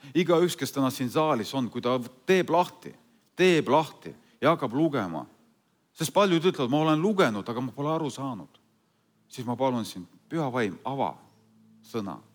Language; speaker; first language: Estonian; non-native, fluent; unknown